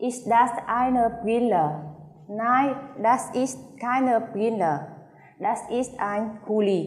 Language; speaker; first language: German; non-native, fluent; Vietnamese